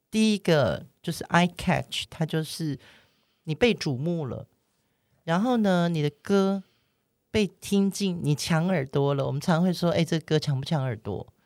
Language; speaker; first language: Chinese; native; Chinese